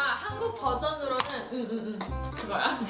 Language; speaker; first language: Korean; early bilingual, heritage; English